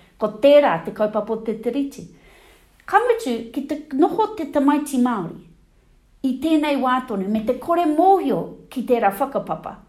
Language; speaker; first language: Māori; non-native, local second language; English